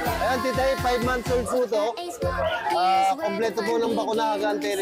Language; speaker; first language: Filipino; native; Filipino